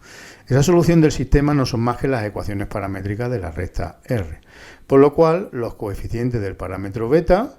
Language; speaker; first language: Spanish; native; Spanish